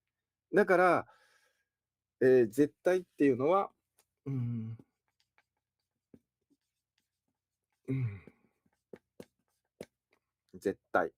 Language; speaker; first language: Japanese; native; Japanese